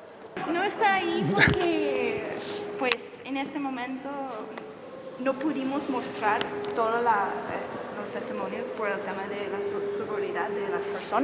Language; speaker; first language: Spanish; non-native, fluent; English